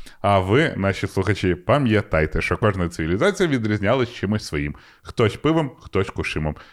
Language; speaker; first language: Ukrainian; non-native, local second language; Russian